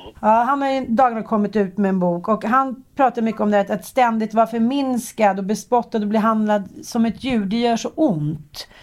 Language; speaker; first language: Swedish; native; Swedish